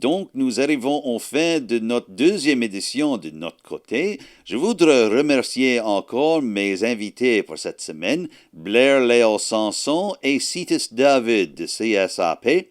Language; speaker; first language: French; non-native, learner; English